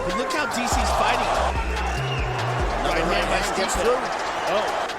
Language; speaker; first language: English; native; English